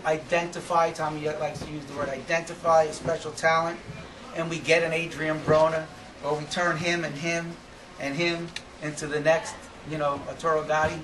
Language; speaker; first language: English; native; English